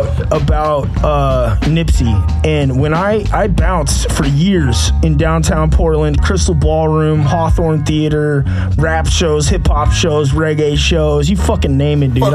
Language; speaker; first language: English; native; English